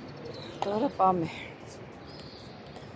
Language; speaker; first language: Greek; non-native, learner; Armenian